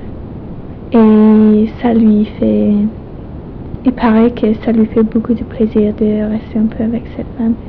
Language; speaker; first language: French; non-native, fluent; English